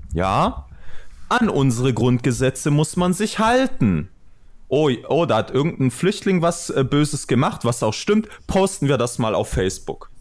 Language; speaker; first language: German; early bilingual, other home language; Albanian